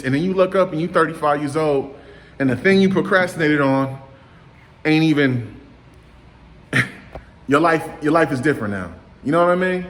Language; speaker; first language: English; native; English